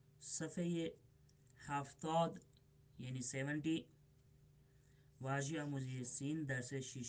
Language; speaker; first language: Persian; non-native, fluent; Urdu